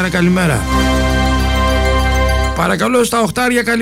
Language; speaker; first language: Greek; native; Greek